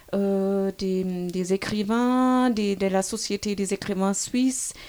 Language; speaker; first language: French; non-native, fluent; German